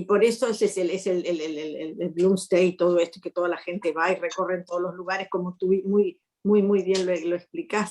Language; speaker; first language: Spanish; native; Spanish